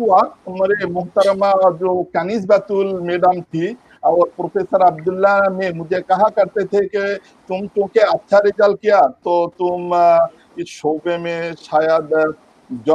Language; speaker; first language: Urdu; non-native, local second language; Bangla